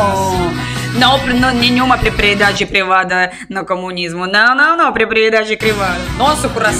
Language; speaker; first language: Portuguese; non-native, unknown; Russian